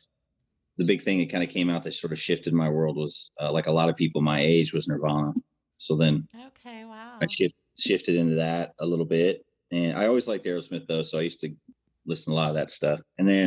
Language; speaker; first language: English; native; English